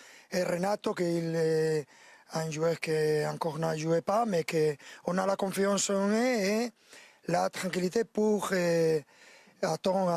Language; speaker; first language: French; non-native, fluent; Spanish